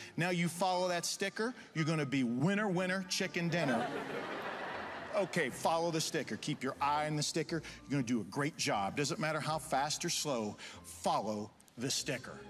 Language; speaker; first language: English; native; English